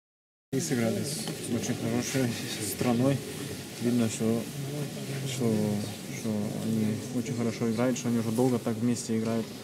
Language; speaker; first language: Russian; early bilingual, heritage; Russian